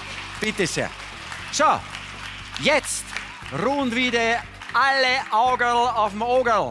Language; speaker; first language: German; native; German